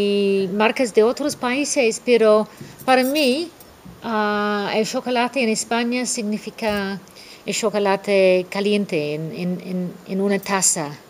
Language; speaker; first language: Spanish; non-native, fluent; English